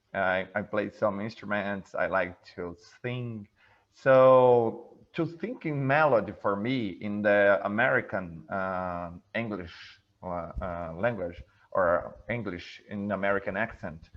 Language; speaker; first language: English; non-native, fluent; Portuguese